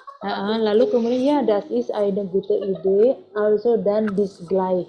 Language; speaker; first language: German; non-native, fluent; Indonesian